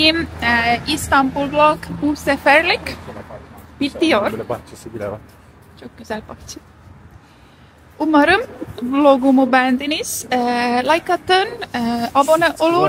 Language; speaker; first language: Turkish; non-native, learner; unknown